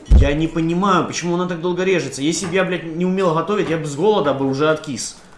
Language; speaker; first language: Russian; native; Russian